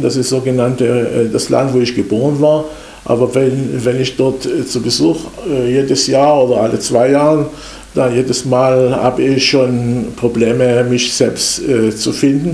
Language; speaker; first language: German; non-native, fluent; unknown